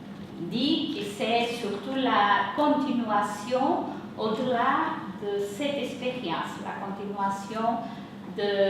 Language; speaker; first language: French; non-native, fluent; Portuguese